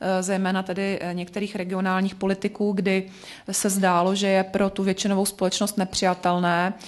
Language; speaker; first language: Czech; native; Czech